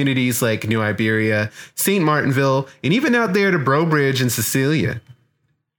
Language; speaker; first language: English; native; English